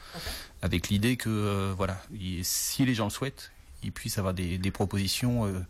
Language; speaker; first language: French; native; French